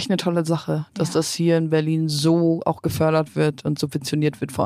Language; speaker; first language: German; native; German